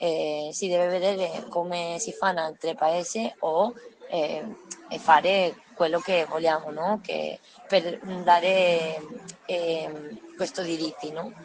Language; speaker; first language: Italian; non-native, learner; Spanish